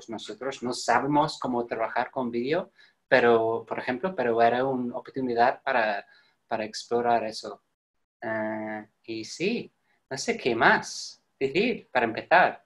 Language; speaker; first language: Spanish; non-native, fluent; English